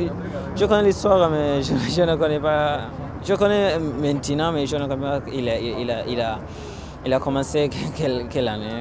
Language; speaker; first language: French; non-native, learner; Swahili